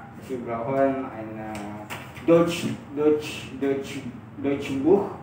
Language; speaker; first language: German; non-native, learner; Indonesian